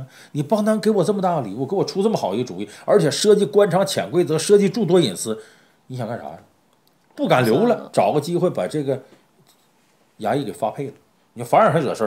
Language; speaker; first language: Chinese; native; Chinese